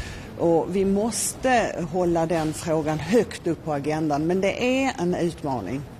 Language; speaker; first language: Swedish; native; Swedish